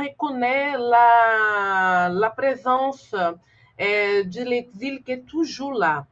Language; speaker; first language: French; non-native, fluent; Portuguese